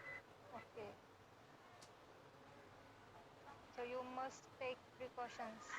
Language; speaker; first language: English; non-native, learner; Marathi